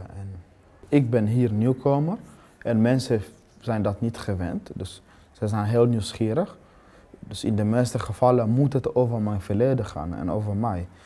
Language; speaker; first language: Dutch; non-native, fluent; Swahili